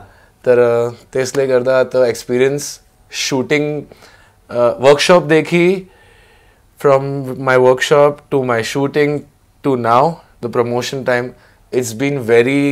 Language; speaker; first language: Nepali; non-native, learner; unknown